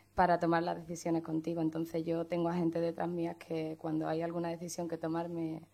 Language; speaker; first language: Spanish; native; Spanish